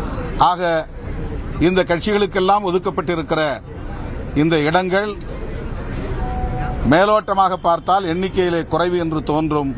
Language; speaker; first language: Tamil; native; Tamil